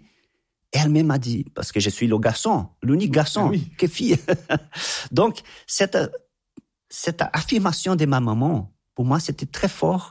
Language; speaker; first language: French; non-native, fluent; Portuguese